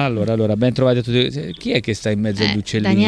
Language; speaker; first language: Italian; native; Italian